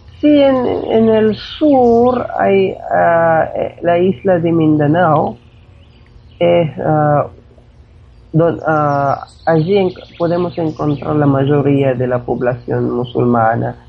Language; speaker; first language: Spanish; non-native, fluent; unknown